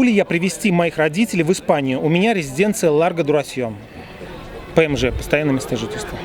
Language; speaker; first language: Russian; native; Russian